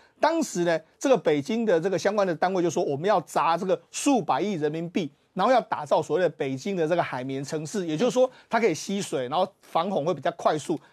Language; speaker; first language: Chinese; native; Chinese